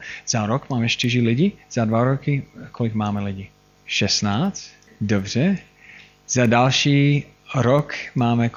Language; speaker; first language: Czech; non-native, fluent; English